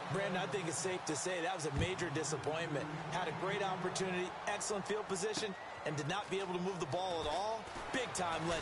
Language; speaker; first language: English; native; English